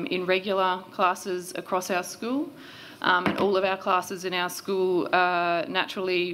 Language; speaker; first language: English; native; English